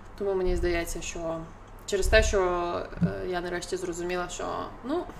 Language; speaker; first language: Ukrainian; non-native, local second language; Russian